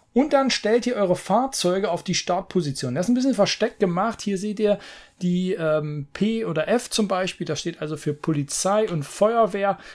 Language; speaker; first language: German; native; German